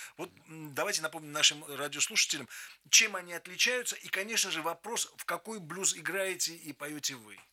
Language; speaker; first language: Russian; native; Russian